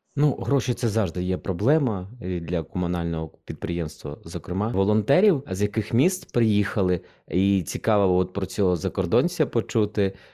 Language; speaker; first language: Ukrainian; native; Ukrainian